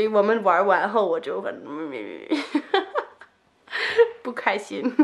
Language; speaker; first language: Chinese; non-native, fluent; Danish